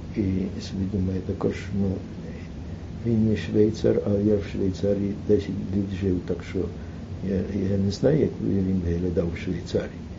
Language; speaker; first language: Ukrainian; early bilingual, heritage; Ukrainian